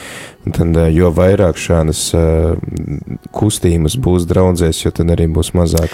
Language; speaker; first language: Latvian; native; Latvian